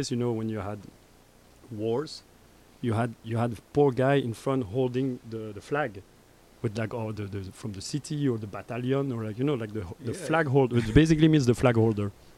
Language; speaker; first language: English; non-native, fluent; French